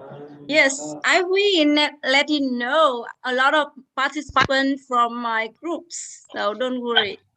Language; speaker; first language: English; non-native, fluent; Vietnamese